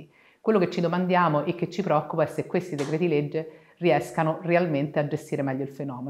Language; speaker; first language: Italian; native; Italian